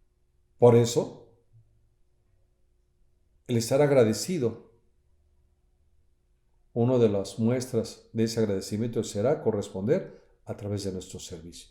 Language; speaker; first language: Spanish; native; Spanish